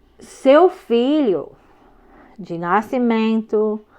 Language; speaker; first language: Portuguese; non-native, fluent; English